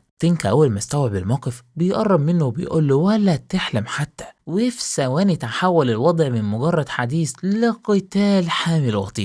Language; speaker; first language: Arabic; native; Arabic